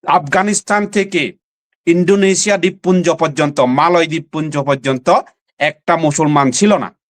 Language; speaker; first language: Bangla; non-native, local second language; Chakma